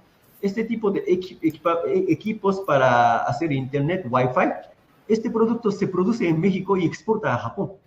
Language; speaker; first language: Spanish; non-native, fluent; Japanese